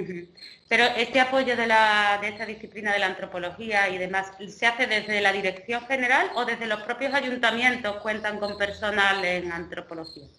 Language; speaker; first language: Spanish; native; Spanish